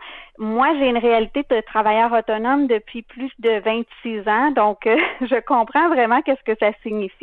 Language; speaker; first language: French; native; French